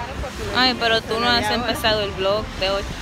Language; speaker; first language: Spanish; native; Spanish